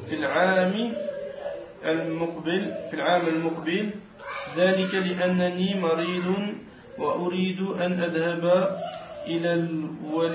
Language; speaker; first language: Arabic; non-native, learner; French